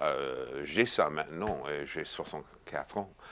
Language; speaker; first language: French; non-native, fluent; English